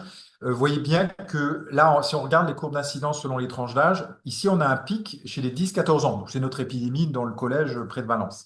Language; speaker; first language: French; native; French